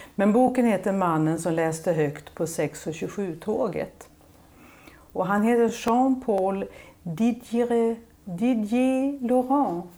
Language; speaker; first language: Swedish; native; Swedish